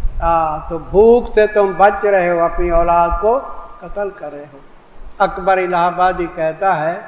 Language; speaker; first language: Urdu; non-native, local second language; Saraiki